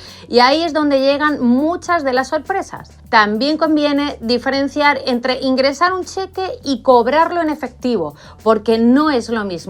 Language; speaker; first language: Spanish; native; Spanish